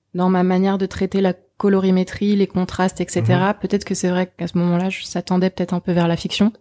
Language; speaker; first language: French; native; French